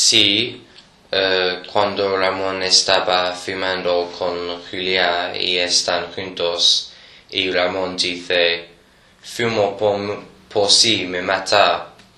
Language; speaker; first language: Spanish; non-native, learner; English